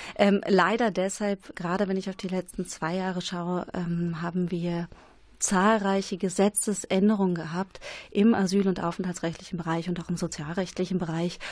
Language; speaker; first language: German; native; German